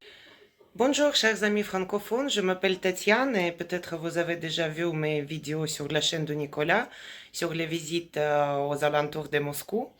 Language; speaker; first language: French; non-native, fluent; Russian